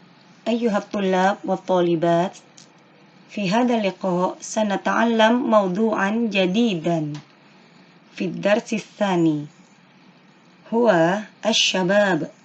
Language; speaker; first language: Arabic; non-native, fluent; Indonesian